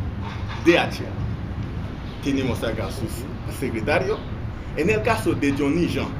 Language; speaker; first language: Spanish; non-native, fluent; Haitian Creole